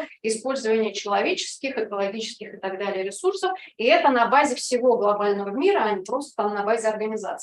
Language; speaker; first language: Russian; native; Russian